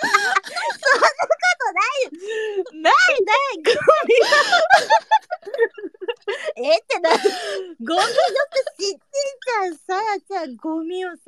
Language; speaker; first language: Japanese; native; Japanese